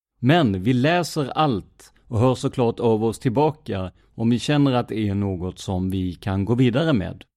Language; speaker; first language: Swedish; native; Swedish